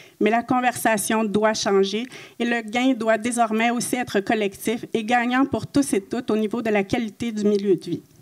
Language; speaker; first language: French; native; French